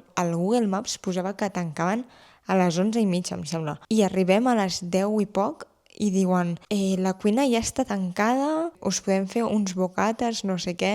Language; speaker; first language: Catalan; native; Catalan